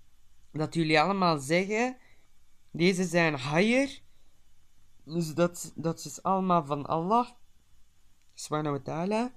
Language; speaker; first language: Dutch; early bilingual, other home language; Turkish